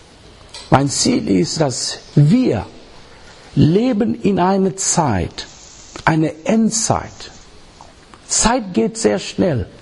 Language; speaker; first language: German; non-native, learner; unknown